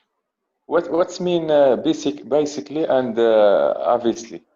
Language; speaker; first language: English; non-native, learner; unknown